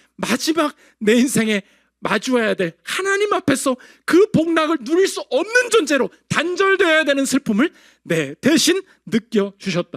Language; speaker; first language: Korean; native; Korean